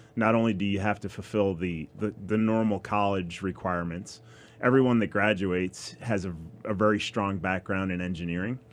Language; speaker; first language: English; native; English